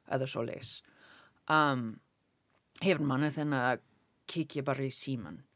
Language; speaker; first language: Icelandic; non-native, learner; English